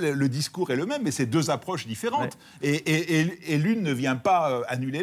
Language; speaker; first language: French; native; French